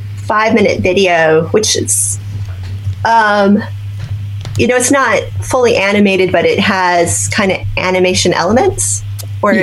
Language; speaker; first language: English; native; English